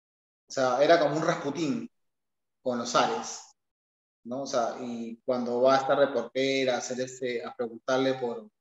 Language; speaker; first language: Spanish; native; Spanish